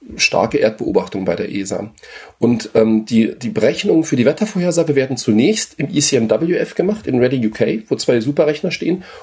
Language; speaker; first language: German; native; German